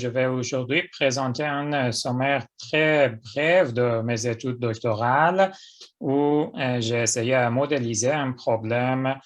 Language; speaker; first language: French; non-native, fluent; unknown